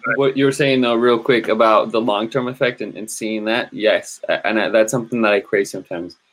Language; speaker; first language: English; native; English